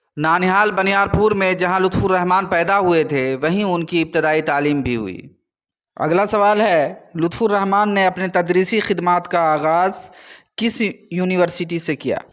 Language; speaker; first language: Urdu; native; Urdu